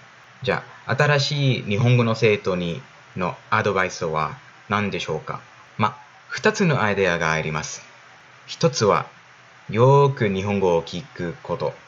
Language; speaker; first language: Japanese; non-native, fluent; English